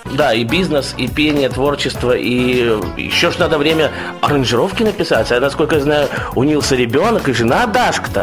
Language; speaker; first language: Russian; native; Russian